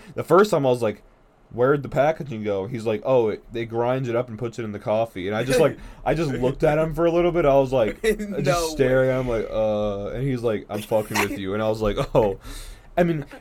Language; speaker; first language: English; native; English